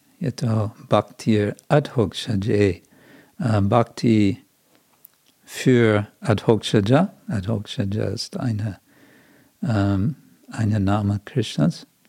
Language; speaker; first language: German; non-native, fluent; English